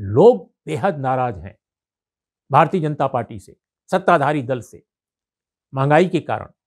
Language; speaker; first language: Hindi; native; Hindi